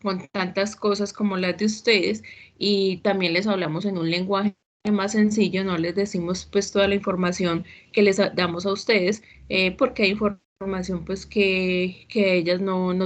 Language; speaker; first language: Spanish; native; Spanish